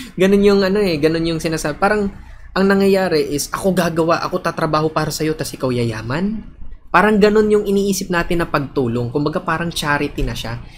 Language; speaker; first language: Filipino; native; Filipino